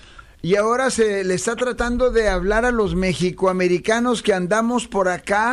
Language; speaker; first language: Spanish; native; Spanish